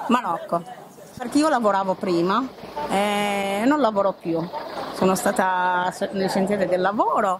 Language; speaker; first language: Italian; non-native, learner; Arabic